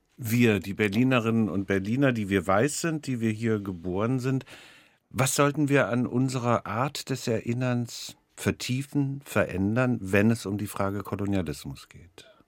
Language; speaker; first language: German; native; German